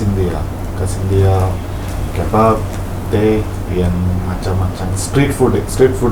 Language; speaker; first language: Indonesian; non-native, local second language; Malayalam